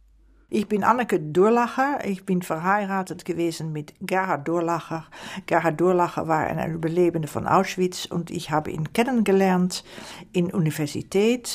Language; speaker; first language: German; non-native, fluent; Dutch